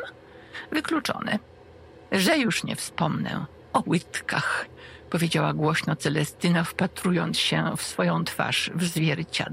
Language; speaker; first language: Polish; native; Polish